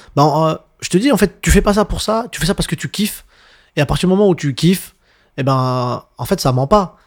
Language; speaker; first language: French; native; French